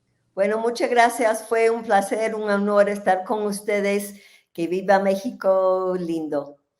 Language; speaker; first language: Spanish; non-native, fluent; English